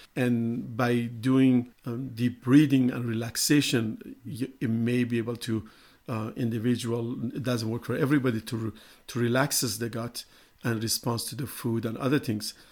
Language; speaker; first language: English; non-native, fluent; Persian